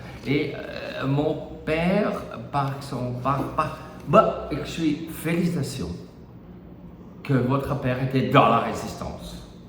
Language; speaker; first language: French; non-native, learner; German